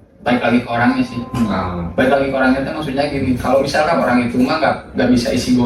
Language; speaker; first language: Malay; non-native, local second language; Sundanese